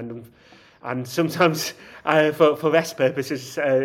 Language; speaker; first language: English; native; English